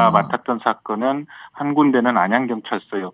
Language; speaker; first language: Korean; native; Korean